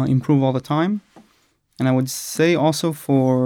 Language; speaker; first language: English; non-native, fluent; Hebrew